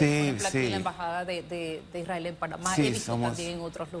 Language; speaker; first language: Spanish; native; Spanish